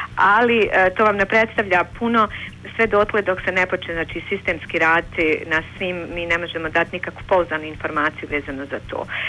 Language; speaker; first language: Bosnian; native; Bosnian